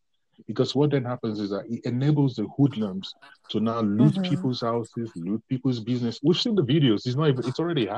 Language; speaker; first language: English; non-native, local second language; Yoruba